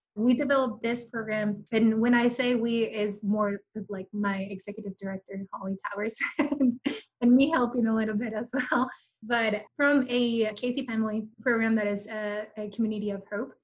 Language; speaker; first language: English; non-native, fluent; Spanish